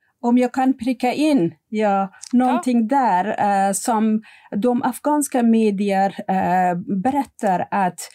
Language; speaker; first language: Swedish; non-native, fluent; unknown